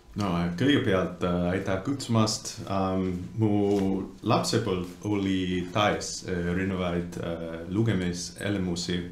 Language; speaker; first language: Estonian; non-native, fluent; English